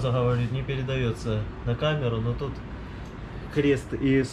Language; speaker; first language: Russian; native; Russian